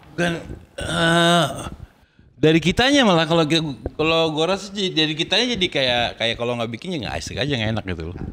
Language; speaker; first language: Indonesian; native; Indonesian